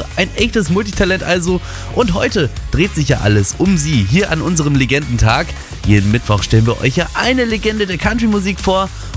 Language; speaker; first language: German; native; German